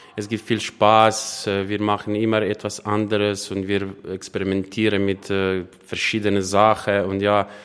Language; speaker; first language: German; non-native, learner; Slovenian